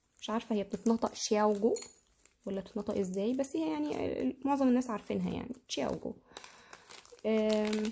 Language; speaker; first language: Arabic; native; Arabic